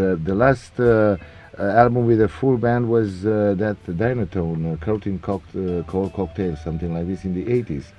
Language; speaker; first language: English; non-native, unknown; Romanian